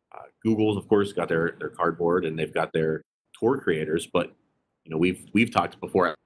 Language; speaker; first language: English; native; English